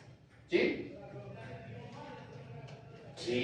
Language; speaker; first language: Spanish; native; Spanish